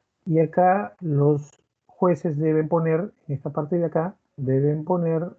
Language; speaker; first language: Spanish; native; Spanish